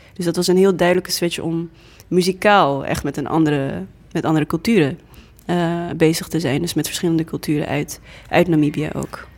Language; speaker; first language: Dutch; early bilingual, other home language; English